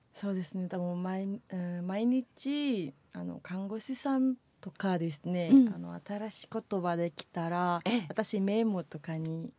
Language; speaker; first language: Japanese; non-native, learner; Indonesian